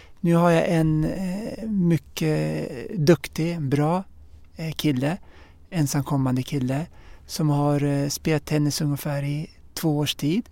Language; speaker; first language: Swedish; early bilingual, other home language; Arabic